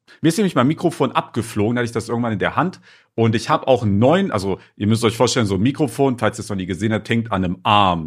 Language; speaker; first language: German; native; German